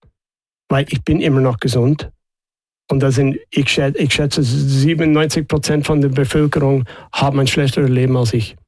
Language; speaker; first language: German; non-native, fluent; English